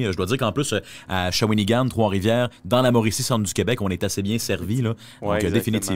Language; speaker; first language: French; native; French